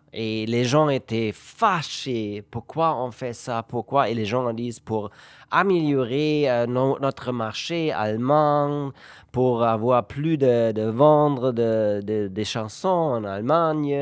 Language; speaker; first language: French; non-native, fluent; German